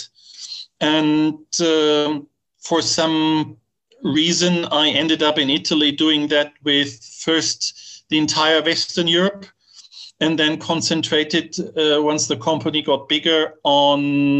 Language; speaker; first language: English; non-native, fluent; German